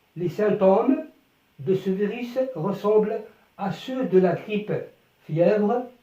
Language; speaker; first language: French; non-native, local second language; Arabic